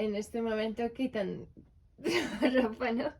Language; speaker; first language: Spanish; non-native, learner; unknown